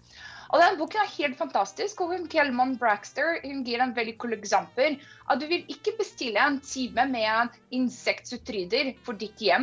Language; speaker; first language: Norwegian; non-native, fluent; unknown